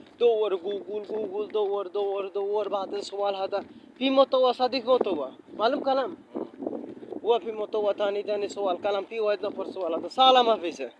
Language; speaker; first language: Arabic; non-native, learner; Bangla